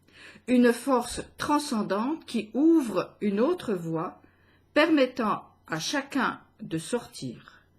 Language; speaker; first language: French; native; French